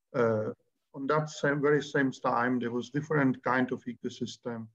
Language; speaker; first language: English; non-native, fluent; Czech